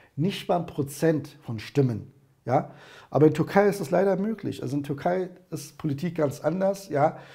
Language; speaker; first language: German; early bilingual, other home language; Turkish